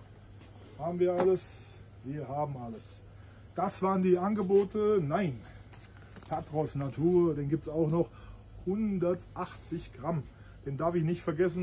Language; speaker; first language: German; native; German